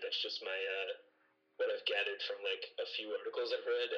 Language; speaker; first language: English; native; English